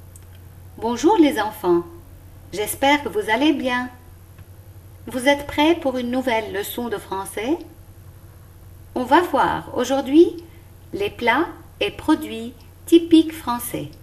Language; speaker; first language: French; non-native, local second language; Arabic